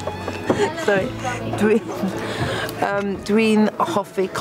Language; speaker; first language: Welsh; non-native, learner; English